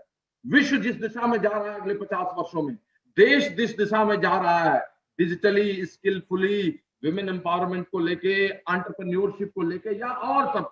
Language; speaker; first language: Hindi; native; Hindi